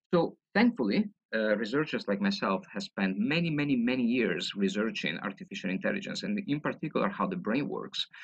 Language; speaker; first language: English; non-native, fluent; Italian